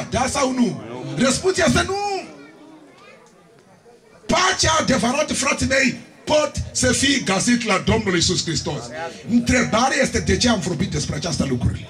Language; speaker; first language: Romanian; non-native, learner; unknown